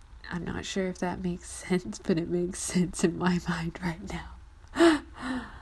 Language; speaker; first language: English; early bilingual, other home language; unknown